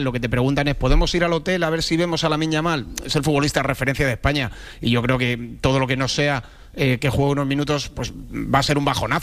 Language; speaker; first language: Spanish; native; Spanish